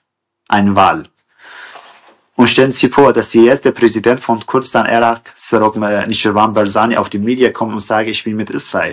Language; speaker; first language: German; non-native, learner; Kurdish